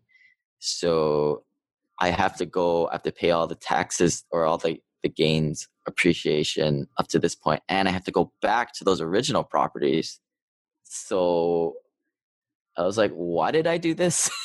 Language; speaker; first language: English; native; English